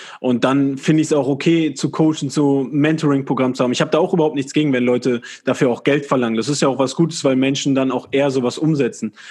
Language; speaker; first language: German; native; German